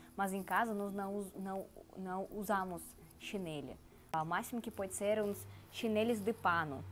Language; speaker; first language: Portuguese; non-native, learner; Russian